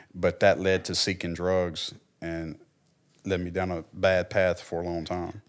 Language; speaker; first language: English; native; English